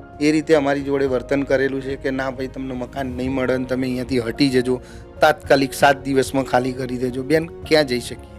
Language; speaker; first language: Gujarati; native; Gujarati